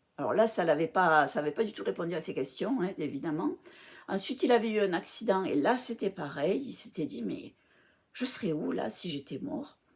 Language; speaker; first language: French; early bilingual, other home language; English